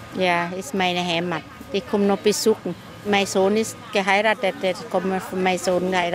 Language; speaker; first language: German; non-native, learner; Thai